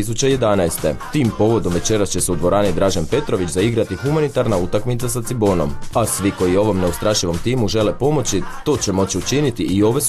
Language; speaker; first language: Croatian; native; Croatian